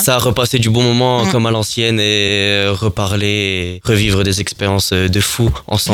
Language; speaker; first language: French; native; French